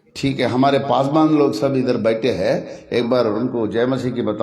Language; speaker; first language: Hindi; non-native, local second language; Telugu